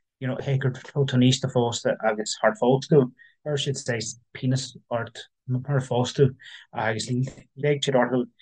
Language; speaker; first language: Irish; non-native, local second language; English